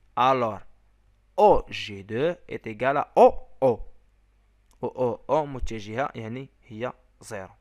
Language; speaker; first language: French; non-native, local second language; Arabic